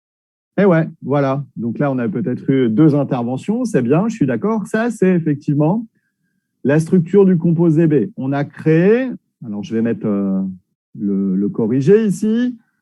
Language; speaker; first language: French; native; French